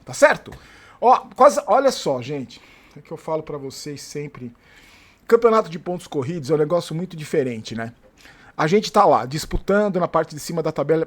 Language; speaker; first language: Portuguese; native; Portuguese